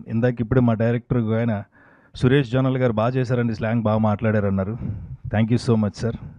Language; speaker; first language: Telugu; native; Telugu